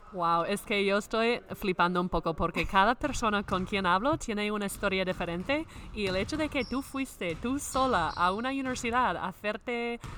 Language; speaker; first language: Spanish; non-native, fluent; English